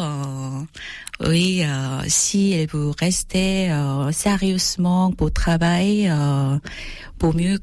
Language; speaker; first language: French; non-native, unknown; Korean